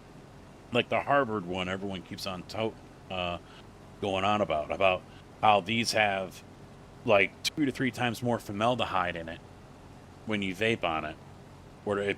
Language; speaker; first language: English; native; English